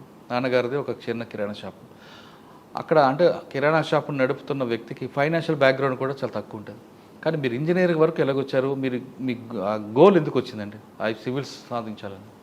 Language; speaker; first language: Telugu; native; Telugu